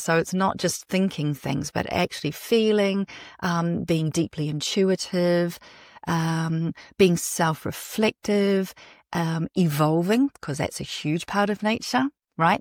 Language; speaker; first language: English; native; English